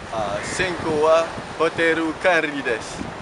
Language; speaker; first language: Japanese; non-native, learner; Malay